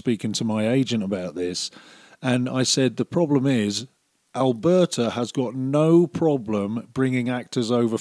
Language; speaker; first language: English; native; English